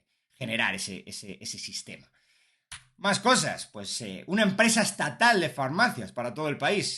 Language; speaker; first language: Spanish; native; Spanish